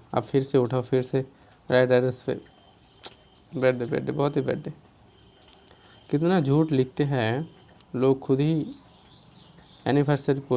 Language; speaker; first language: Hindi; non-native, local second language; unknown